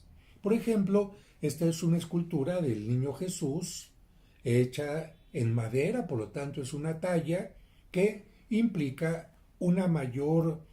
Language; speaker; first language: Spanish; native; Spanish